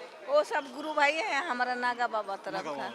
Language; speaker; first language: Hindi; non-native, local second language; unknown